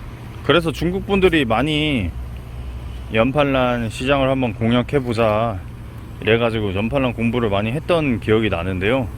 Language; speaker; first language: Korean; native; Korean